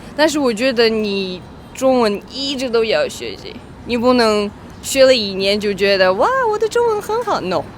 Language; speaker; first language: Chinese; non-native, fluent; Tajik